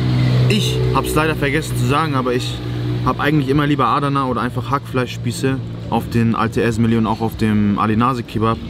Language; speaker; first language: German; native; German